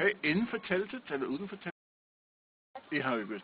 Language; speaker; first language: Danish; native; Danish